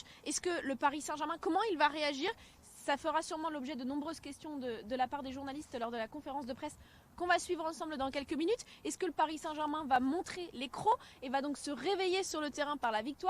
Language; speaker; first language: French; native; French